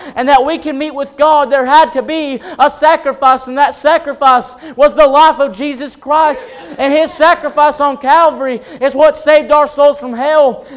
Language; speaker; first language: English; native; English